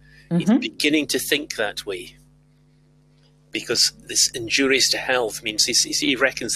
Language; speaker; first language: English; native; English